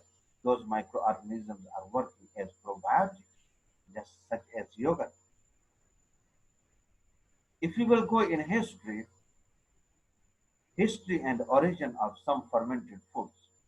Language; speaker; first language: English; non-native, local second language; Urdu